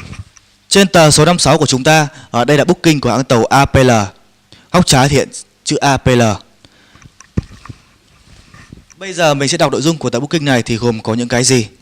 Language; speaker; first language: Vietnamese; native; Vietnamese